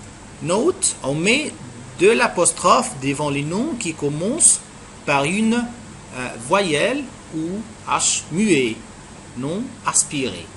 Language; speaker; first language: French; non-native, fluent; Arabic